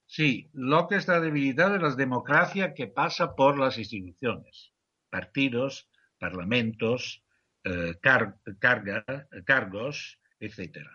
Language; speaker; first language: Spanish; non-native, fluent; Italian